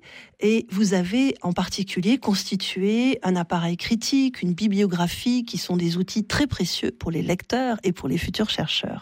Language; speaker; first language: French; native; French